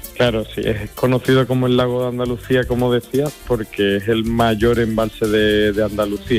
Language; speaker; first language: Spanish; native; Spanish